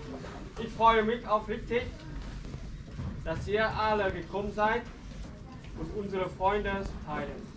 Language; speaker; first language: German; non-native, fluent; Vietnamese